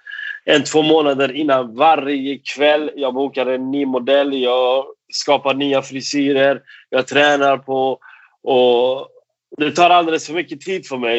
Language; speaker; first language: Swedish; non-native, fluent; Persian